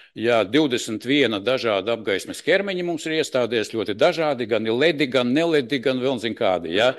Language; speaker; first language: Latvian; non-native, local second language; Russian